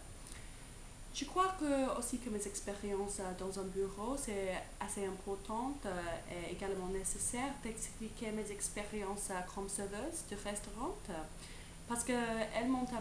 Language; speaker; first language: French; non-native, learner; English